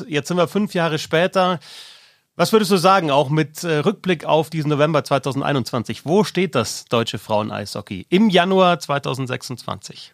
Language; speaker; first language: German; native; German